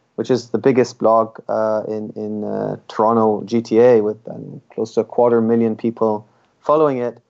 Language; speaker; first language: English; early bilingual, other home language; Hebrew